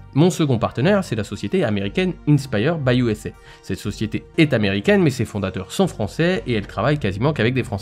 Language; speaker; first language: French; native; French